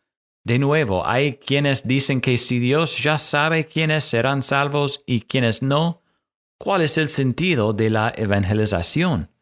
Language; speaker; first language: Spanish; non-native, fluent; English